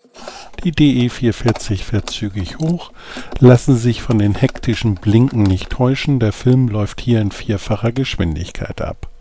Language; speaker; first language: German; native; German